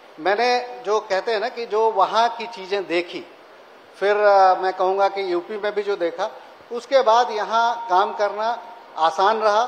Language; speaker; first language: Hindi; native; Hindi